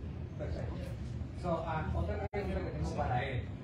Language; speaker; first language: Spanish; native; Spanish